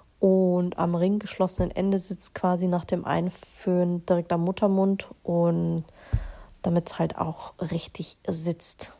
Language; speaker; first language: German; native; German